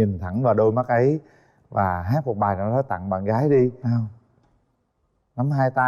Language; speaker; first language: Vietnamese; native; Vietnamese